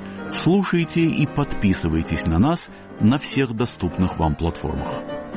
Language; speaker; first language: Russian; native; Russian